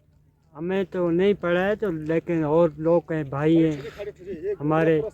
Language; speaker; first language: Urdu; non-native, local second language; Kashmiri